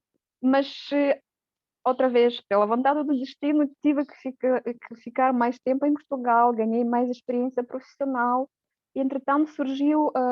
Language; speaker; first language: Portuguese; non-native, fluent; Romanian